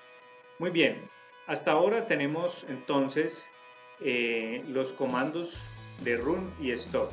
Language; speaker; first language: Spanish; native; Spanish